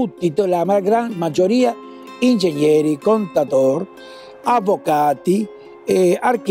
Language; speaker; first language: Italian; early bilingual, heritage; Italian